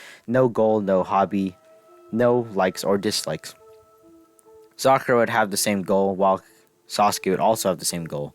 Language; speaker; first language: English; native; English